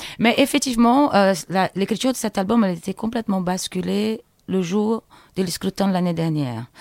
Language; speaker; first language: French; non-native, fluent; Portuguese